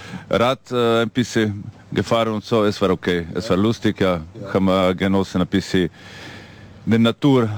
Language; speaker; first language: German; non-native, fluent; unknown